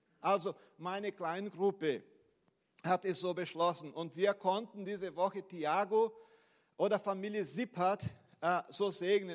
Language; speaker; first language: German; non-native, fluent; Portuguese